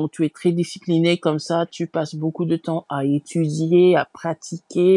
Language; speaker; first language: French; non-native, fluent; English